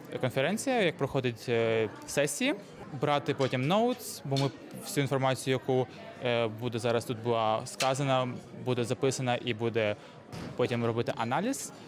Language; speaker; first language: Ukrainian; native; Ukrainian